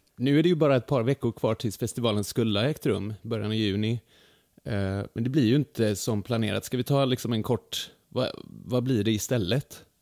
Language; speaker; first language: Swedish; native; Swedish